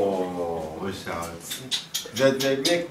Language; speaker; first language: German; native; German